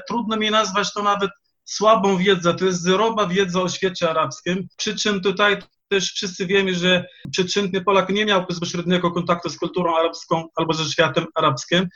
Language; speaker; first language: Polish; non-native, fluent; Arabic